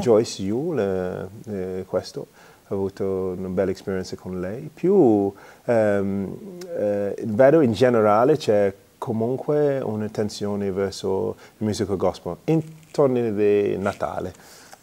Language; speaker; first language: Italian; non-native, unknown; English